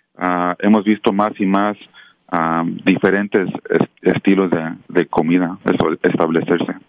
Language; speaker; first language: Spanish; native; Spanish